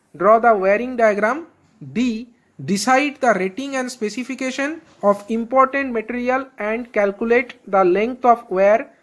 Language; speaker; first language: English; non-native, local second language; Bangla